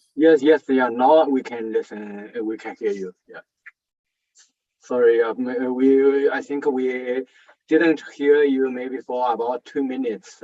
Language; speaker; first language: English; non-native, fluent; Chinese